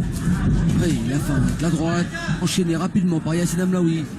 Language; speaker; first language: French; native; French